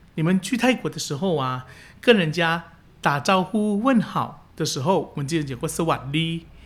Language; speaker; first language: Chinese; early bilingual, heritage; Chinese